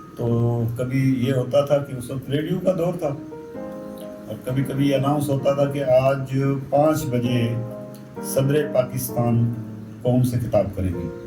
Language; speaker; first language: Urdu; non-native, local second language; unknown